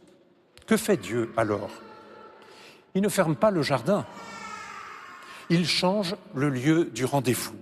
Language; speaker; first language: French; native; French